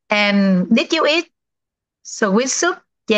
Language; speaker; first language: English; non-native, learner; Vietnamese